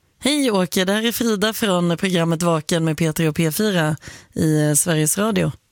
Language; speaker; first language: Swedish; native; Swedish